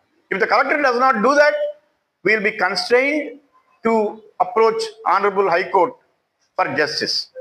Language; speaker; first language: English; non-native, local second language; Telugu